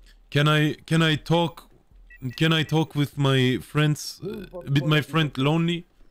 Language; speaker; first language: English; non-native, learner; German